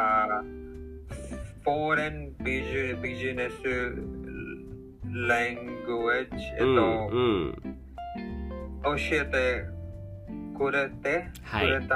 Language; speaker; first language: Japanese; non-native, learner; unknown